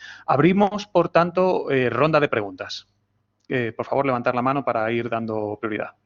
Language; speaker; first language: Spanish; native; Spanish